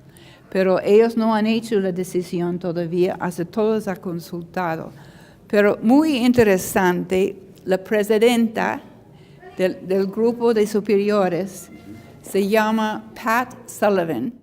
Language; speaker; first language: Spanish; non-native, learner; English